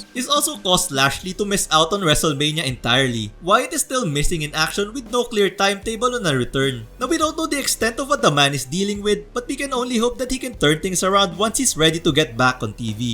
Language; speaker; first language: English; native; English